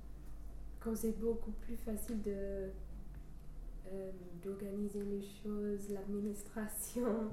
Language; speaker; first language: French; non-native, fluent; English